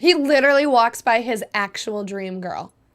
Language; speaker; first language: English; native; English